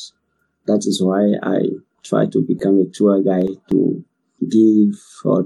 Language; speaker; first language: English; non-native, learner; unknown